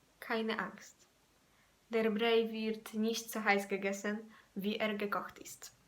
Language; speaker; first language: German; non-native, learner; Polish